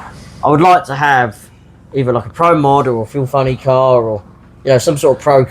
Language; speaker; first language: English; native; English